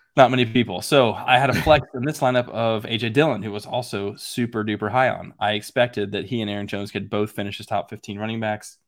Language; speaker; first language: English; native; English